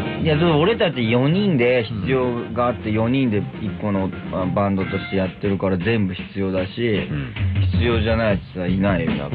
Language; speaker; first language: Japanese; native; Japanese